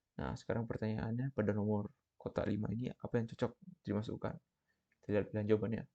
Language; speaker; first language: Indonesian; native; Indonesian